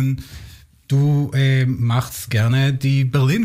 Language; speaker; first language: German; non-native, learner; Hebrew